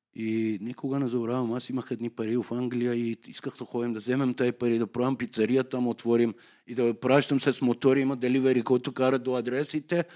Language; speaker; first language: Bulgarian; non-native, learner; Persian